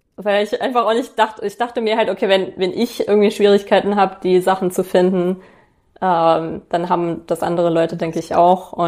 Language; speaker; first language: German; native; German